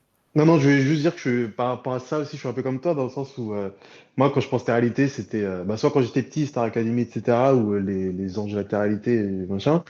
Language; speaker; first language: French; native; French